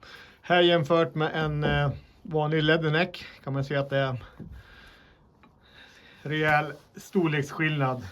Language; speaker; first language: Swedish; native; Swedish